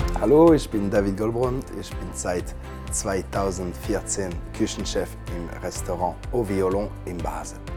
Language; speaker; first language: German; non-native, learner; French